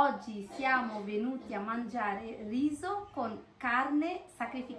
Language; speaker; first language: Italian; non-native, learner; Bangla